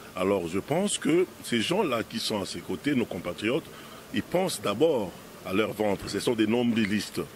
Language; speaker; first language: French; non-native, local second language; Lingala